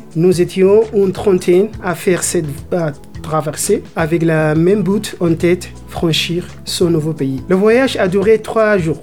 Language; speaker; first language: French; non-native, learner; Arabic